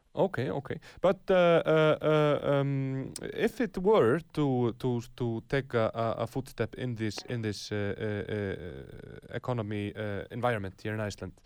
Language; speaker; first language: English; non-native, fluent; Icelandic